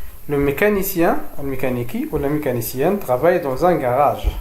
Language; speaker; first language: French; non-native, fluent; Arabic